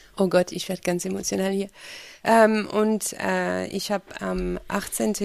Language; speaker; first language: German; non-native, fluent; French